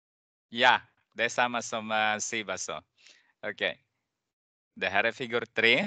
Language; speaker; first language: Swedish; non-native, fluent; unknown